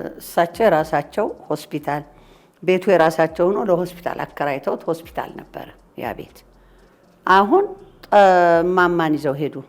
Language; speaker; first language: Amharic; native; Amharic